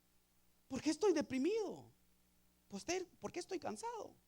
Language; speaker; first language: Spanish; native; Spanish